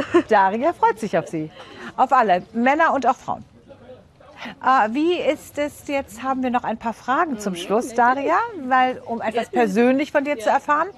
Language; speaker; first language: German; native; German